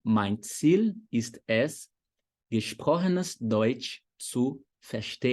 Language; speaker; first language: German; non-native, fluent; Portuguese